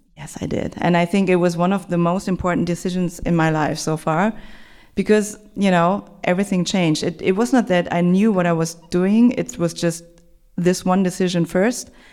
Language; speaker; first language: English; non-native, fluent; German